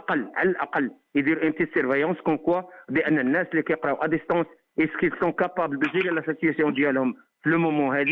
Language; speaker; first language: Arabic; native; Arabic